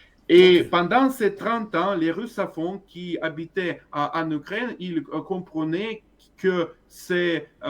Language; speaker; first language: French; non-native, fluent; Russian